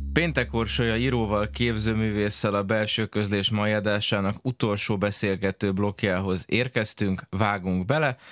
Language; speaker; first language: Hungarian; native; Hungarian